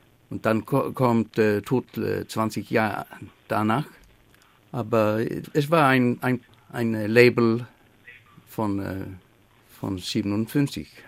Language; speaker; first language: German; non-native, fluent; Faroese